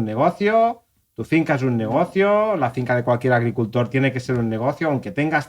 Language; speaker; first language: Spanish; native; Spanish